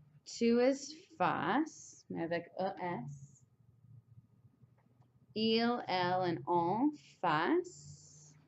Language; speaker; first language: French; non-native, fluent; English